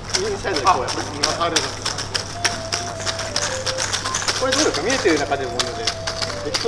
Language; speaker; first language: Japanese; native; Japanese